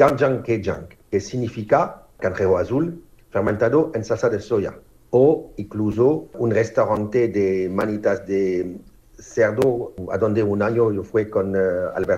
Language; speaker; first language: Spanish; non-native, learner; French